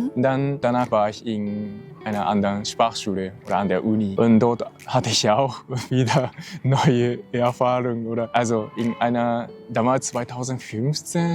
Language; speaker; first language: German; non-native, fluent; Japanese